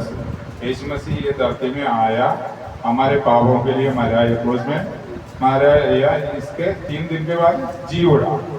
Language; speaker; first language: Hindi; non-native, local second language; Malayalam